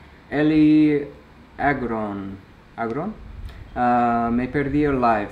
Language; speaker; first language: Spanish; non-native, fluent; English